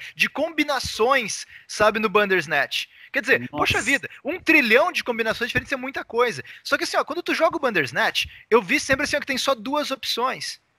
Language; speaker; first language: Portuguese; native; Portuguese